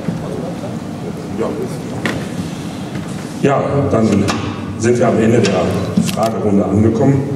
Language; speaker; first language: German; native; German